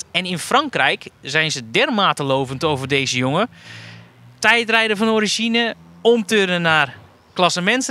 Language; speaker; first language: Dutch; native; Dutch